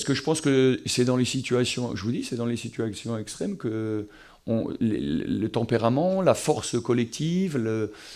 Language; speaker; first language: French; native; French